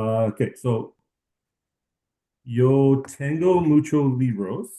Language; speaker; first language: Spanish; non-native, learner; English